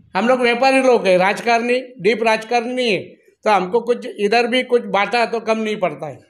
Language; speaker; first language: Hindi; non-native, local second language; Marathi